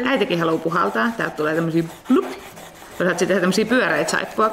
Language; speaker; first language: Finnish; native; Finnish